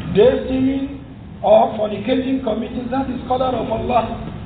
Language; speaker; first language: English; non-native, local second language; Yoruba